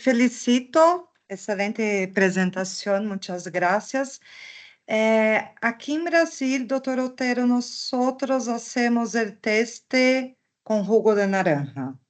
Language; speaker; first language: Spanish; non-native, learner; Portuguese